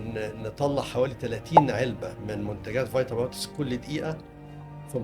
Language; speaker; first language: Arabic; native; Arabic